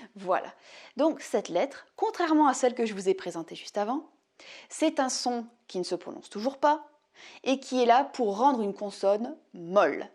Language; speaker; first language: French; native; French